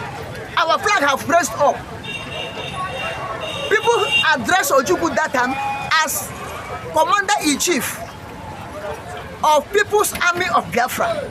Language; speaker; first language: English; non-native, local second language; Igbo